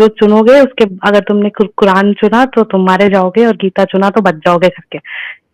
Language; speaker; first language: Hindi; native; Hindi